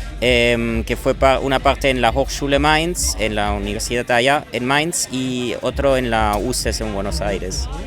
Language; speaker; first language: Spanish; early bilingual, heritage; Spanish